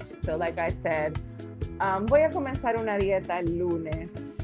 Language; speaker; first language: Spanish; native; Spanish